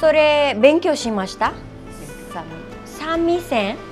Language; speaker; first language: Japanese; non-native, learner; Hindi